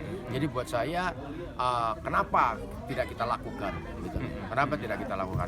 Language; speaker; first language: Indonesian; native; Indonesian